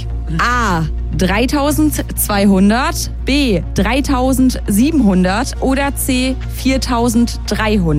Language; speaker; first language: German; native; German